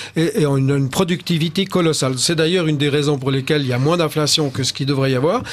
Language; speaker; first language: French; native; French